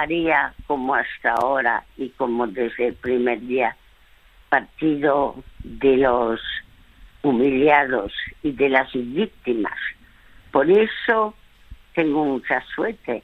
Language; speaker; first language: Spanish; early bilingual, other home language; French